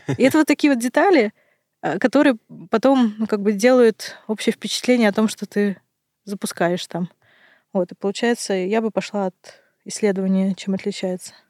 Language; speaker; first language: Russian; native; Russian